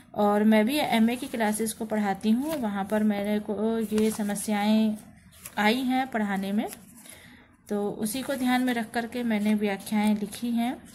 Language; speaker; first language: Hindi; native; Hindi